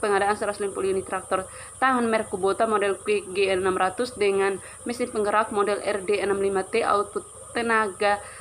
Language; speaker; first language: Indonesian; native; Indonesian